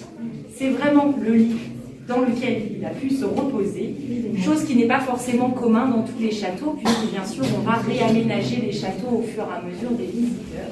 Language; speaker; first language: French; native; French